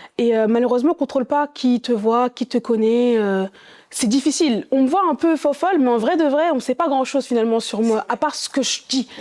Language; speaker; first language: French; early bilingual, other home language; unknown